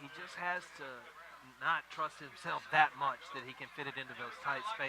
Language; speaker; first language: English; native; English